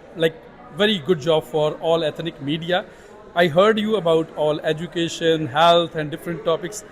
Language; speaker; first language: English; non-native, local second language; Punjabi